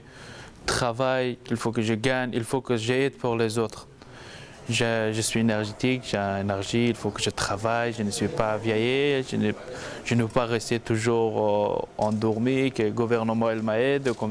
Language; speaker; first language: French; non-native, learner; Persian